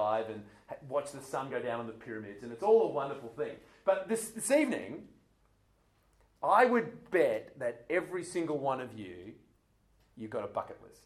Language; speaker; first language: English; native; English